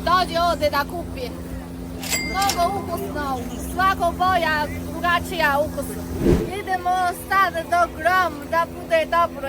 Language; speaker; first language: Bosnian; non-native, learner; Chinese